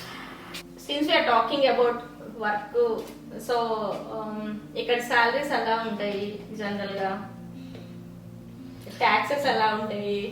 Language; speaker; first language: Telugu; native; Telugu